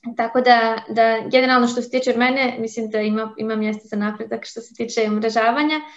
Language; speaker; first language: Croatian; native; Croatian